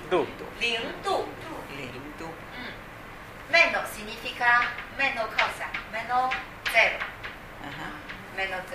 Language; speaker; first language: Italian; non-native, learner; Chinese